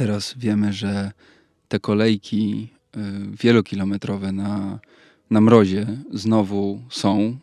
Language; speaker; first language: Polish; native; Polish